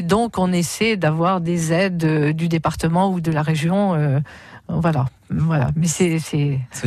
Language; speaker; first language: French; native; French